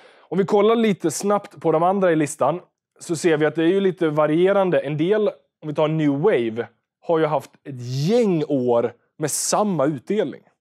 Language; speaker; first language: Swedish; native; Swedish